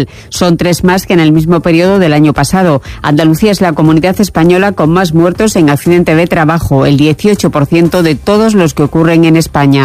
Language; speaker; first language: Spanish; native; Spanish